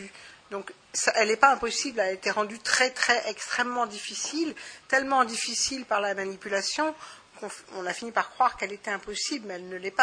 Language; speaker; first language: French; native; French